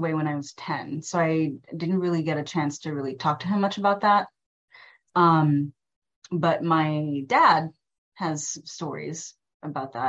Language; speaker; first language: English; early bilingual, other home language; Filipino